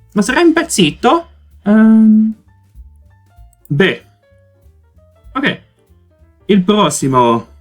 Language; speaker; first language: Italian; non-native, learner; Portuguese